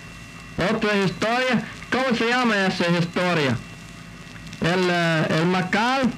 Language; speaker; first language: Spanish; non-native, fluent; English